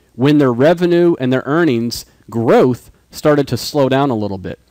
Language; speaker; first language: English; native; English